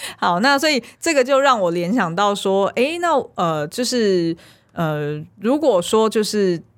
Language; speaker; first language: Chinese; native; Chinese